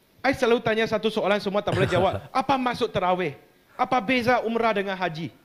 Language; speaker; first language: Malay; non-native, local second language; Chinese